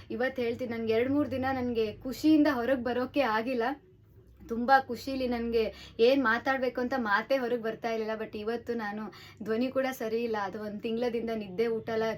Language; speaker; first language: Kannada; native; Kannada